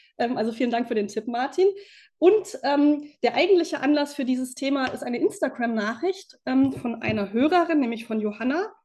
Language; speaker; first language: German; native; German